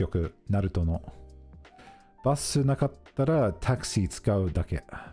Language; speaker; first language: Japanese; non-native, fluent; English